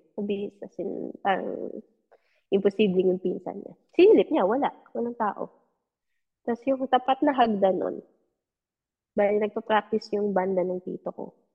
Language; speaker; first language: Filipino; native; Filipino